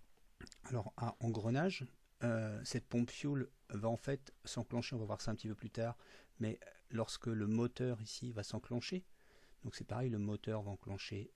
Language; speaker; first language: French; native; French